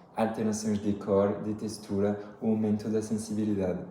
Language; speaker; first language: Portuguese; non-native, fluent; French